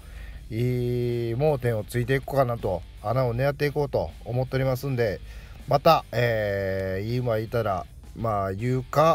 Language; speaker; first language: Japanese; native; Japanese